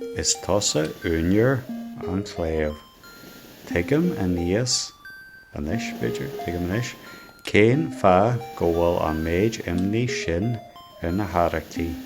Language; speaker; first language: Irish; non-native, local second language; English